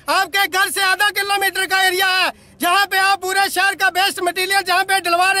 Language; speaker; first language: Hindi; native; Hindi